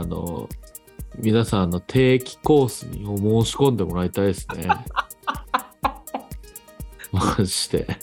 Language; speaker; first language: Japanese; native; Japanese